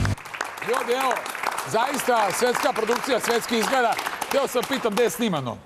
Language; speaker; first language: Serbian; native; Serbian